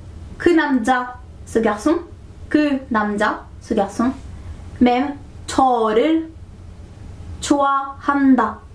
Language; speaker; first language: Korean; non-native, fluent; French